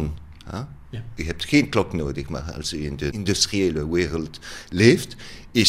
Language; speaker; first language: Dutch; non-native, learner; French